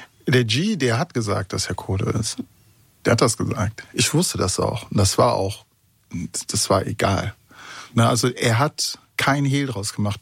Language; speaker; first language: German; early bilingual, other home language; Kurdish